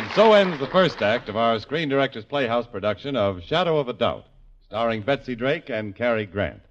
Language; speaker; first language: English; native; English